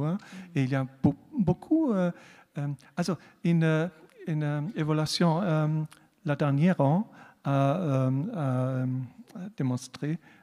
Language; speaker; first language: French; non-native, learner; German